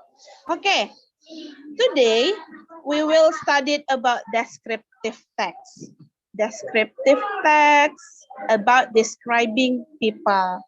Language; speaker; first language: English; non-native, learner; Indonesian